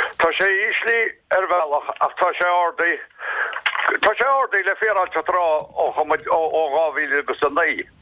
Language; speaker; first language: Irish; native; Irish